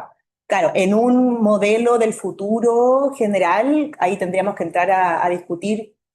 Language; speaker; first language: Spanish; native; Spanish